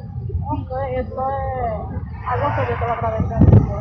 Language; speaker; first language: Spanish; non-native, learner; Haitian Creole